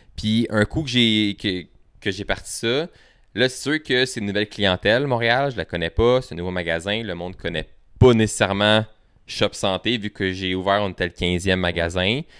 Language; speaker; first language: French; native; French